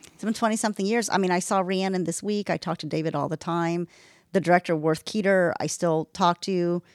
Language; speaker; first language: English; native; English